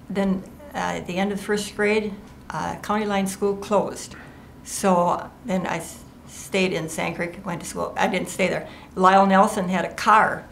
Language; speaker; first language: English; native; English